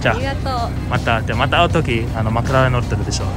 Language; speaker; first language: Japanese; non-native, fluent; English